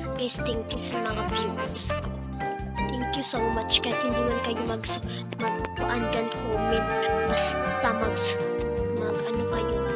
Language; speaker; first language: Filipino; non-native, local second language; Cebuano